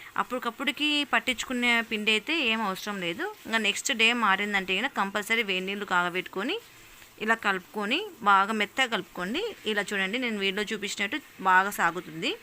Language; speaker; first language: Telugu; native; Telugu